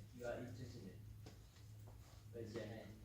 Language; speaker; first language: English; non-native, learner; Vietnamese